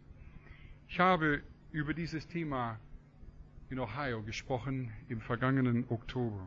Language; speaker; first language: German; non-native, fluent; English